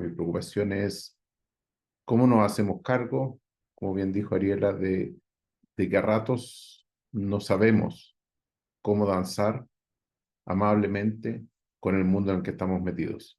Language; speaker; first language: Spanish; native; Spanish